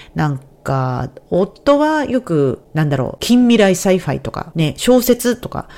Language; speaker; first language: Japanese; native; Japanese